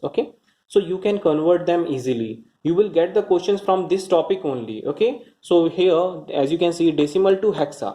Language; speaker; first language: English; non-native, local second language; Hindi